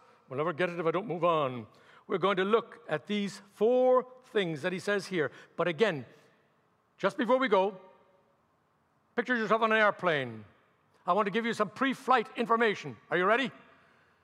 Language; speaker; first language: English; native; English